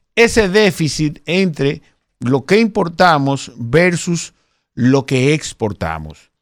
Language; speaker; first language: Spanish; native; Spanish